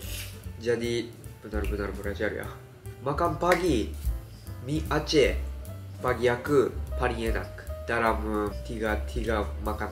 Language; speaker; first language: Indonesian; non-native, learner; Japanese